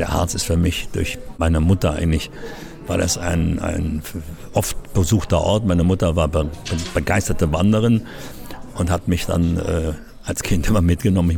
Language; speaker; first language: German; native; German